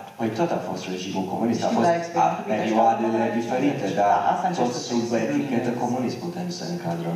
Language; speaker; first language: Romanian; non-native, fluent; English